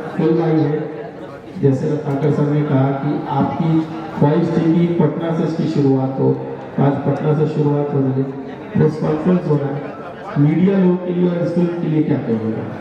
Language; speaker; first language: Hindi; native; Hindi